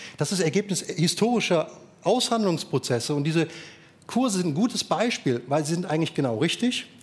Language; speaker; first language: German; native; German